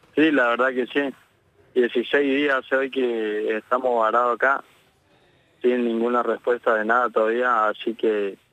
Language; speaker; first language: Spanish; native; Spanish